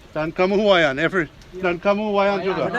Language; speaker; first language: Indonesian; non-native, learner; English